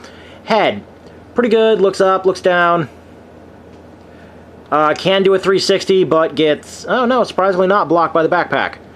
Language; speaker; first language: English; native; English